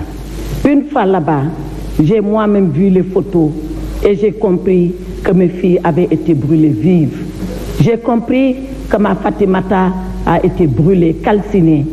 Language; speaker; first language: French; non-native, local second language; Fula